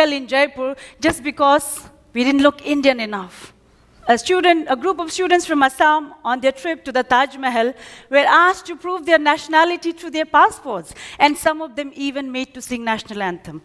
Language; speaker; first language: English; non-native, local second language; Nyishi